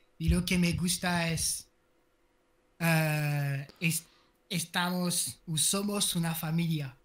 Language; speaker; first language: Spanish; non-native, learner; French